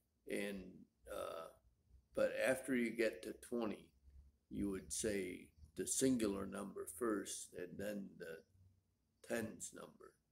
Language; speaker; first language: English; native; English